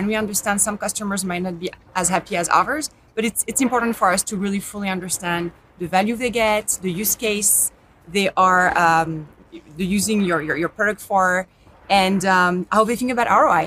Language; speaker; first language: English; non-native, fluent; French